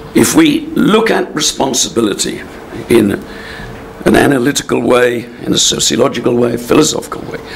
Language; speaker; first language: English; native; English